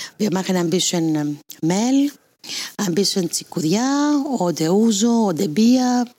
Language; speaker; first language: German; non-native, fluent; Greek